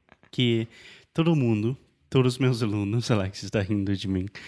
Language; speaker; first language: Portuguese; non-native, fluent; English